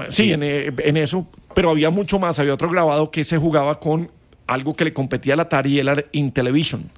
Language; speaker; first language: Spanish; native; Spanish